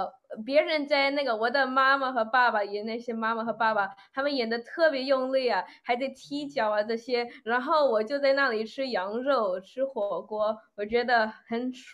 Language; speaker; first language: Chinese; early bilingual, other home language; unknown